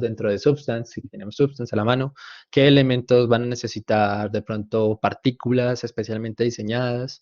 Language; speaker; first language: Spanish; native; Spanish